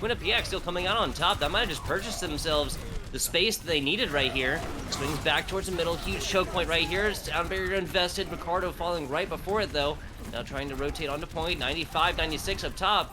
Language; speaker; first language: English; native; English